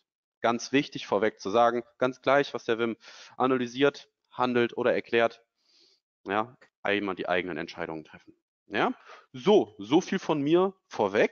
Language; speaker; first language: German; native; German